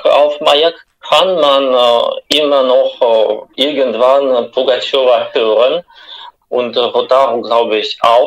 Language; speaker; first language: German; non-native, fluent; Russian